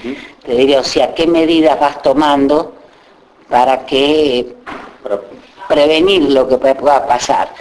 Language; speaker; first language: Spanish; native; Spanish